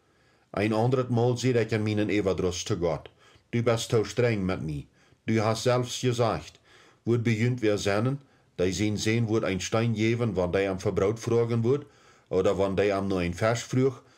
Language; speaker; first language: German; early bilingual, heritage; Plautdietsch